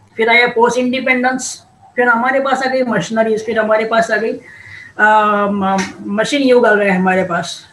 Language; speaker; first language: Hindi; non-native, local second language; Marathi